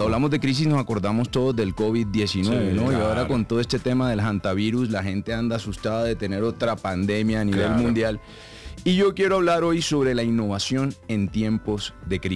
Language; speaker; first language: Spanish; native; Spanish